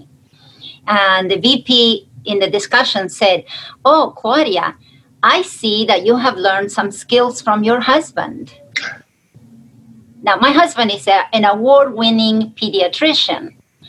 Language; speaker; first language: English; non-native, fluent; Spanish